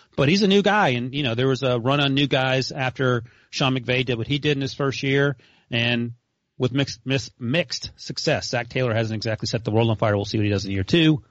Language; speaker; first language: English; native; English